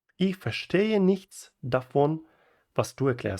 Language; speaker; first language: German; non-native, fluent; Ukrainian